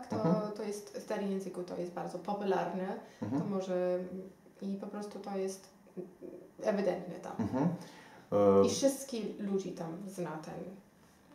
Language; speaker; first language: Polish; non-native, learner; Xhosa